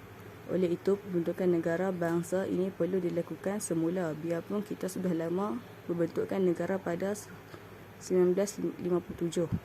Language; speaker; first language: Malay; native; Malay